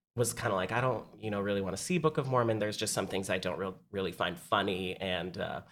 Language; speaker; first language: English; native; English